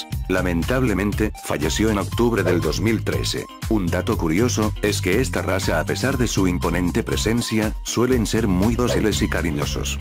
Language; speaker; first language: Spanish; native; Spanish